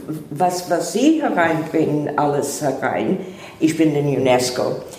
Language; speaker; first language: German; non-native, learner; English